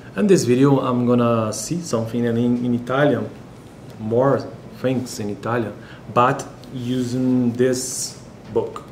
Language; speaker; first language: English; non-native, learner; Portuguese